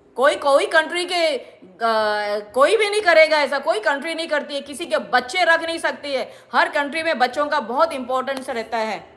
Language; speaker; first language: Hindi; non-native, local second language; Marathi